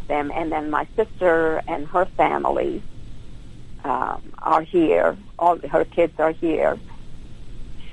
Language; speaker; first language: English; non-native, local second language; Hindi